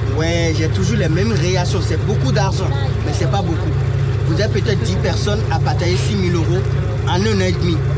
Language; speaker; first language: French; non-native, local second language; Fon